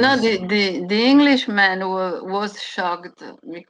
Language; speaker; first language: English; non-native, learner; Italian